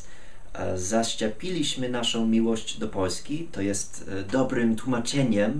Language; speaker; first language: Polish; non-native, fluent; English